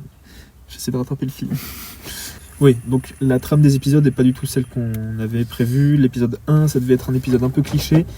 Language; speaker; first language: French; native; French